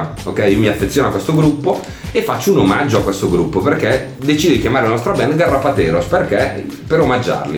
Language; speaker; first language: Italian; native; Italian